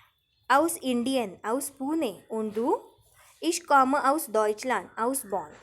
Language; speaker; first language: German; non-native, fluent; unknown